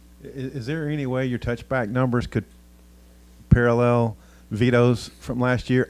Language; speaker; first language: English; native; English